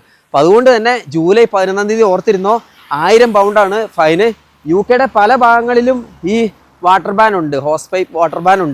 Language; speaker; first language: Malayalam; native; Malayalam